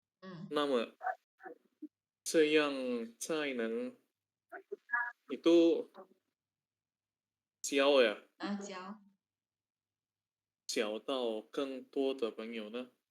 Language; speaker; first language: Chinese; non-native, learner; Indonesian